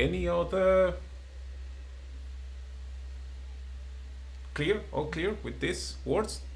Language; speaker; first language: English; non-native, fluent; Spanish